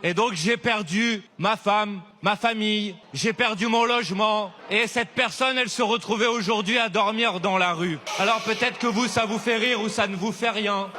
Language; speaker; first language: French; native; French